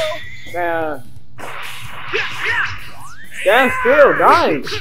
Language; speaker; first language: English; native; English